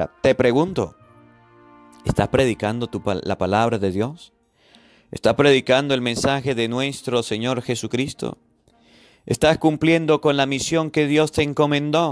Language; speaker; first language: Spanish; native; Spanish